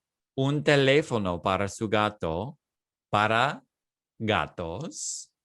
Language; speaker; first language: Spanish; non-native, fluent; English